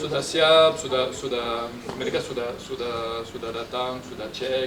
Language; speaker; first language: Indonesian; non-native, fluent; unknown